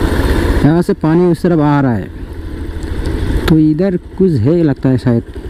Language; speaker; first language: Hindi; non-native, local second language; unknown